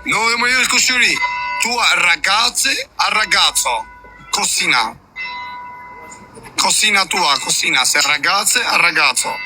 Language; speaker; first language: Italian; non-native, learner; Albanian